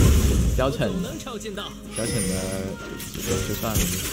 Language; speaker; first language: Chinese; native; Chinese